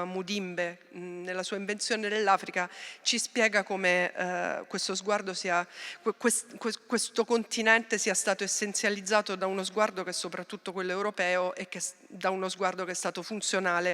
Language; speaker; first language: Italian; native; Italian